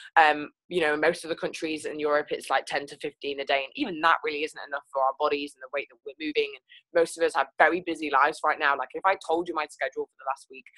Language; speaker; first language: English; native; English